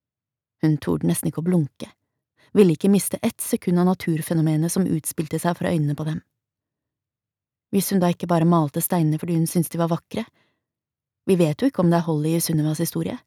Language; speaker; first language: Norwegian; native; Norwegian